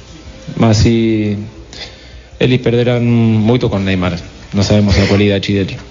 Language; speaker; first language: Portuguese; non-native, fluent; Spanish